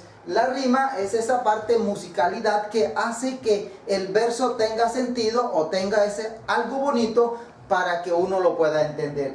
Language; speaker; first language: Spanish; native; Spanish